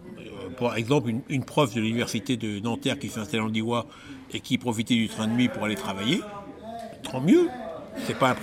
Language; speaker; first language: French; native; French